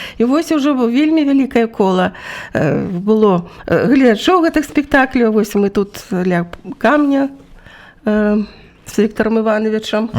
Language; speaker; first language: Belarusian; native; Belarusian